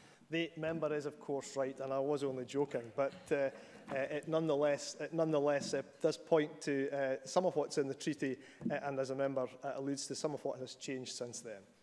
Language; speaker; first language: English; native; English